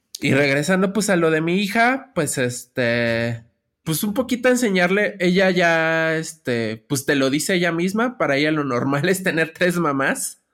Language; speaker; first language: Spanish; native; Spanish